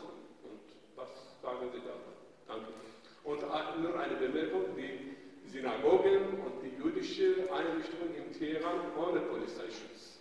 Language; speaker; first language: German; non-native, fluent; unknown